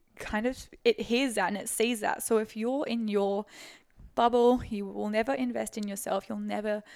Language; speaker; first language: English; native; English